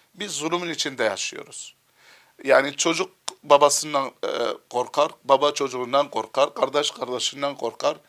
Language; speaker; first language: Turkish; non-native, fluent; Arabic